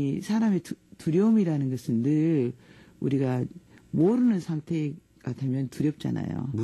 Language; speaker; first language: Korean; native; Korean